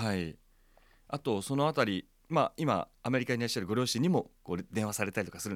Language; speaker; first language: Japanese; native; Japanese